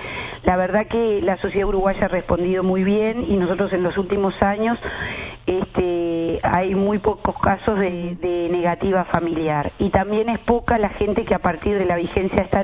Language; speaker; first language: Spanish; native; Spanish